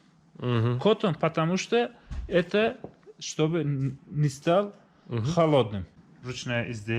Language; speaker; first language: Russian; non-native, learner; Uzbek